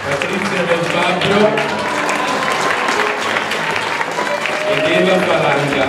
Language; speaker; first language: Italian; native; Italian